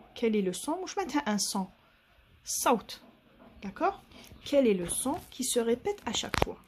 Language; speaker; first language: French; non-native, local second language; Arabic